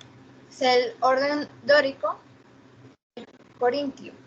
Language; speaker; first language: Spanish; native; Spanish